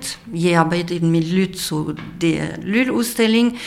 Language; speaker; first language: Danish; non-native, fluent; French